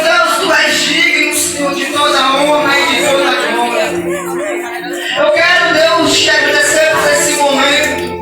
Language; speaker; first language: Portuguese; native; Portuguese